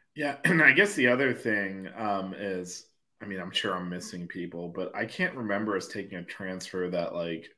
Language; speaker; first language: English; native; English